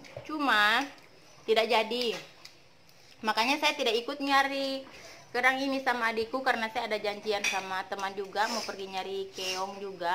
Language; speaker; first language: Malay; non-native, local second language; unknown